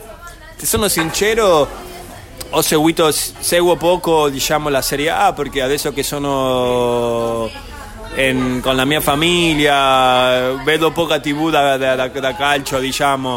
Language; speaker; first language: Italian; non-native, fluent; Spanish